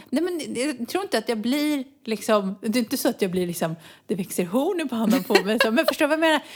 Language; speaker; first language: Swedish; native; Swedish